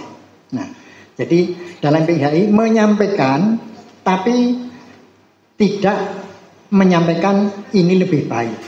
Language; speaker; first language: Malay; non-native, local second language; Javanese